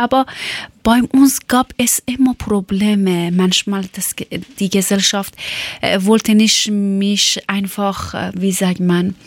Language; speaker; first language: German; non-native, learner; Persian